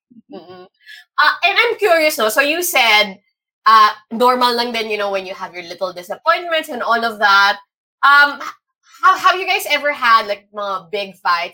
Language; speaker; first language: English; non-native, local second language; Filipino